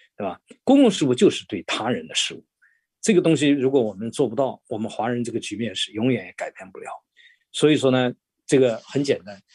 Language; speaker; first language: Chinese; native; Chinese